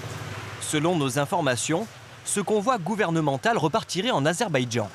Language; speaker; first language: French; native; French